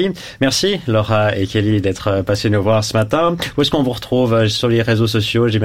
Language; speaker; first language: French; native; French